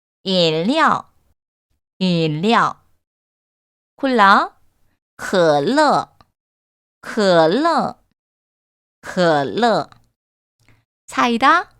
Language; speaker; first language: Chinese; non-native, fluent; Korean